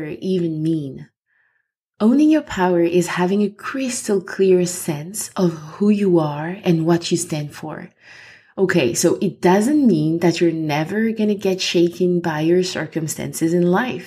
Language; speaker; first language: English; non-native, fluent; French